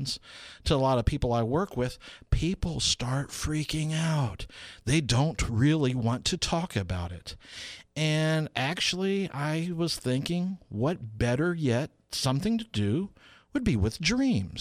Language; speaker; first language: English; native; English